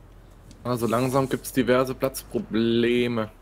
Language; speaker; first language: German; native; German